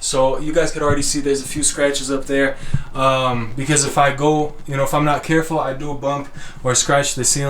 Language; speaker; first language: English; native; English